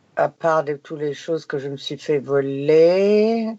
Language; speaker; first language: French; non-native, fluent; English